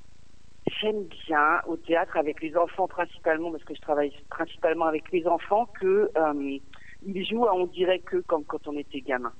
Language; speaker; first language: French; native; French